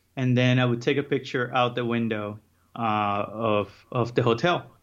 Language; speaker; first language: English; early bilingual, other home language; Spanish